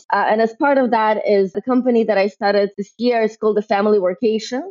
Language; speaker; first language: English; early bilingual, other home language; Russian